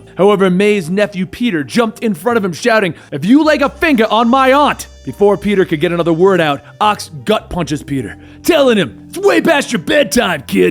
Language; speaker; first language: English; native; English